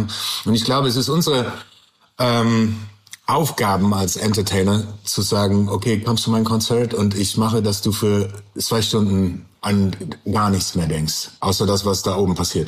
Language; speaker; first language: German; non-native, learner; English